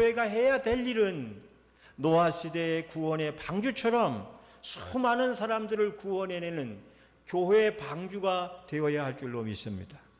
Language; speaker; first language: Korean; native; Korean